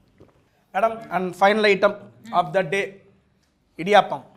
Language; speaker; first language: Telugu; native; Telugu